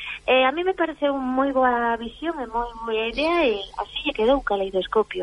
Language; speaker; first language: Galician; non-native, local second language; Spanish